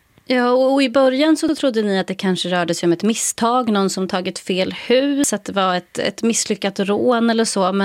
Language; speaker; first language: Swedish; native; Swedish